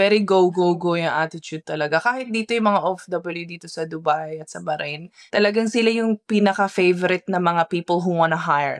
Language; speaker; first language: Filipino; early bilingual, heritage; Filipino